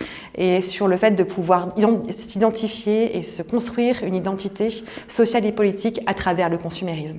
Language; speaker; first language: French; native; French